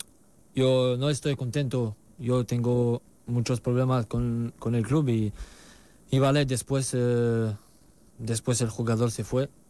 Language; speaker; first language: Spanish; non-native, learner; French